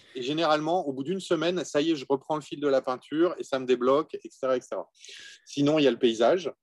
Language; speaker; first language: French; native; French